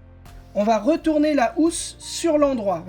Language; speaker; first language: French; native; French